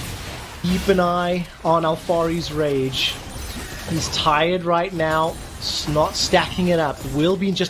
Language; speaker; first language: English; native; English